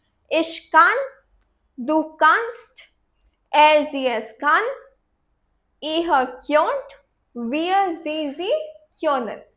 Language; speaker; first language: German; non-native, fluent; Hindi